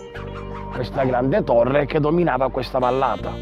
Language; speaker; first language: Italian; native; Italian